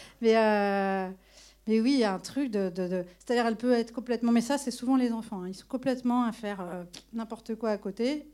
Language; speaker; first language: French; native; French